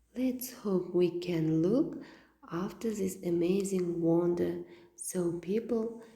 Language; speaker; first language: English; non-native, fluent; Kazakh